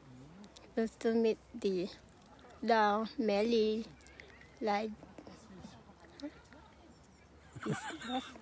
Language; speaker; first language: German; non-native, learner; Cebuano